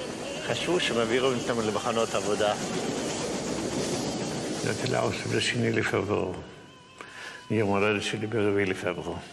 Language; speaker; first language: Hebrew; non-native, fluent; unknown